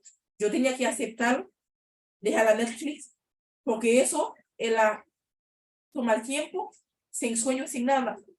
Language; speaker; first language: Spanish; non-native, learner; Haitian Creole